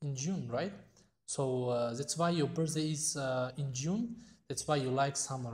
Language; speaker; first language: English; non-native, fluent; Tajik